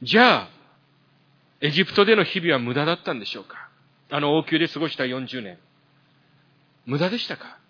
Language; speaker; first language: Japanese; early bilingual, heritage; Japanese